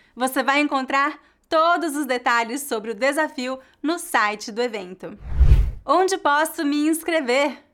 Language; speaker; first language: Portuguese; native; Portuguese